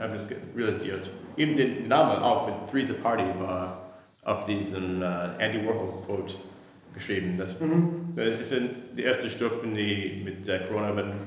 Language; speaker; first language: German; non-native, learner; English